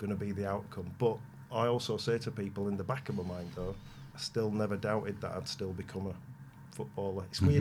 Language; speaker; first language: English; native; English